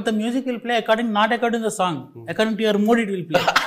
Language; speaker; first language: Telugu; native; Telugu